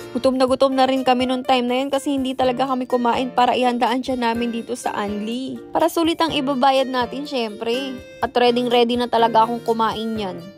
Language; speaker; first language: Filipino; native; Filipino